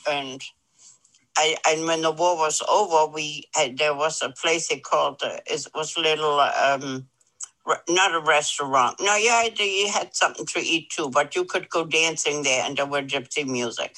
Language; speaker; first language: English; non-native, fluent; German